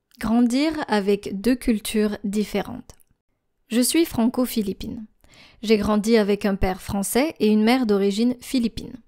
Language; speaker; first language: French; native; French